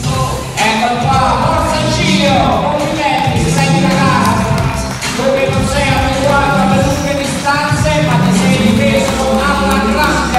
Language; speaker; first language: Italian; native; Italian